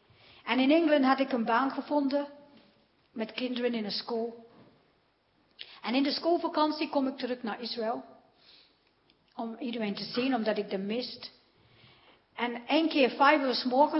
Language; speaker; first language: Dutch; non-native, fluent; English